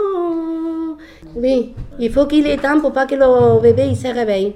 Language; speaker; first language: French; non-native, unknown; Spanish